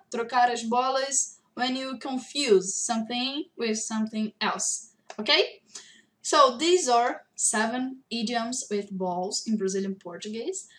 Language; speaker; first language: English; non-native, fluent; Portuguese